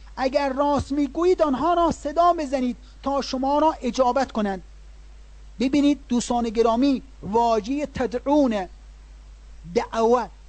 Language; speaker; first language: Persian; native; Persian